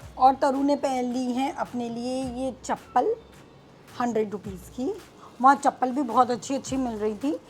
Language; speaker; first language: Hindi; native; Hindi